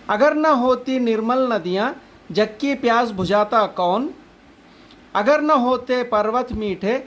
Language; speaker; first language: Hindi; non-native, local second language; Telugu